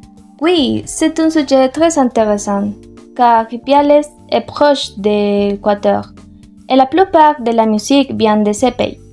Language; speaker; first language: French; non-native, learner; Spanish